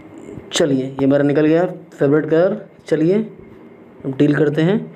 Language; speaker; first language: Hindi; native; Hindi